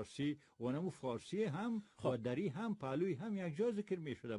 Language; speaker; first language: Persian; native; Persian